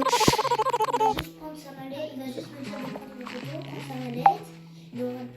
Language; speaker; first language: French; native; French